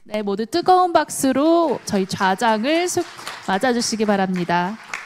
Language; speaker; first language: Korean; native; Korean